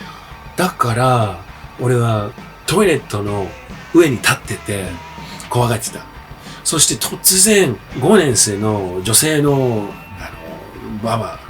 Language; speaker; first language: Japanese; early bilingual, heritage; English